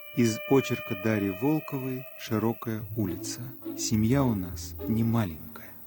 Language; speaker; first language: Russian; native; Russian